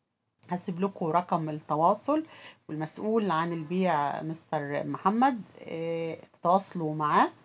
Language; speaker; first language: Arabic; native; Arabic